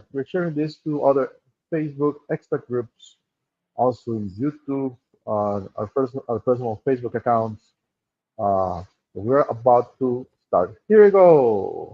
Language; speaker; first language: English; non-native, fluent; Spanish